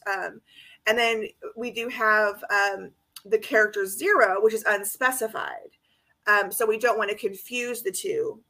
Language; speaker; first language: English; native; English